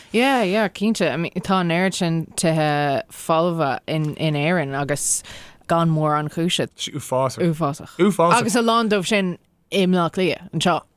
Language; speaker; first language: Irish; non-native, local second language; English